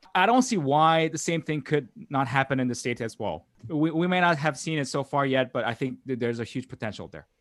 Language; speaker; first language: English; non-native, fluent; Korean